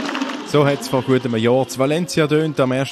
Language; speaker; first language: German; native; German